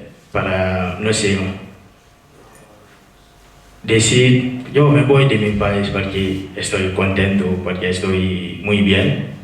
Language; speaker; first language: Spanish; non-native, fluent; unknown